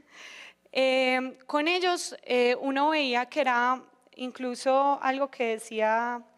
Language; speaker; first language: Spanish; native; Spanish